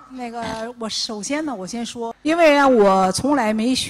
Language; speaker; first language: Chinese; native; Chinese